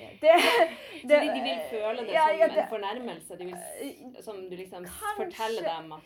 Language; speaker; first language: Norwegian; native; Norwegian